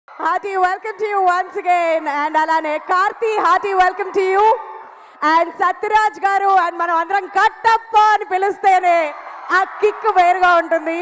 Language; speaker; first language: Telugu; native; Telugu